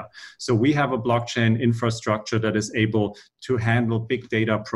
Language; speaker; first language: English; non-native, fluent; German